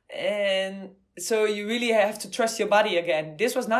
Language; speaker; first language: English; non-native, fluent; Dutch